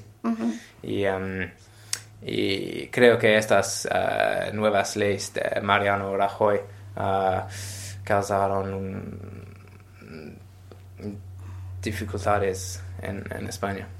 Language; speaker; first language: Spanish; non-native, learner; English